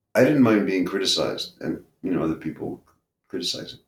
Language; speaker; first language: English; native; English